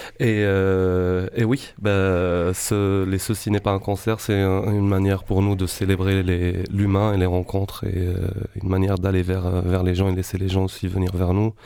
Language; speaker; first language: French; non-native, local second language; Arabic